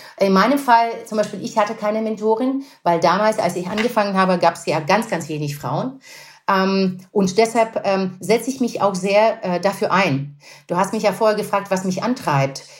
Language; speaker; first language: German; non-native, fluent; Russian